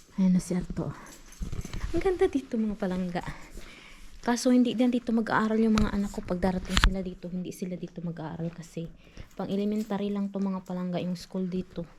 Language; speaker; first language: Filipino; non-native, local second language; Hiligaynon